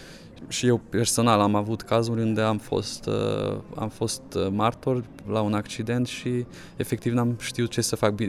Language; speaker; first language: Romanian; non-native, local second language; Hungarian